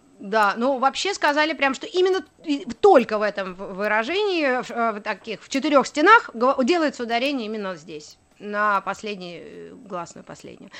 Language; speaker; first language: Russian; native; Russian